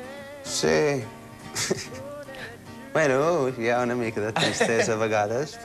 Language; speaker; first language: Catalan; early bilingual, heritage; Catalan